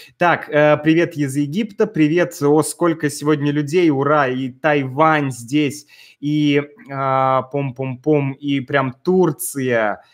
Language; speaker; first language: Russian; native; Russian